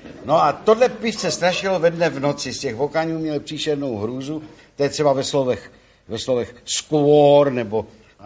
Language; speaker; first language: Czech; native; Czech